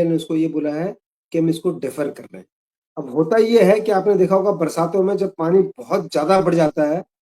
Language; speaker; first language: Hindi; native; Hindi